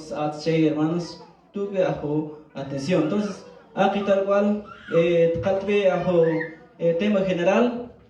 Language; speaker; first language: Spanish; non-native, local second language; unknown